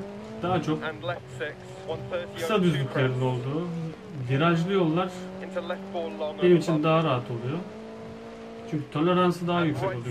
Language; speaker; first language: Turkish; native; Turkish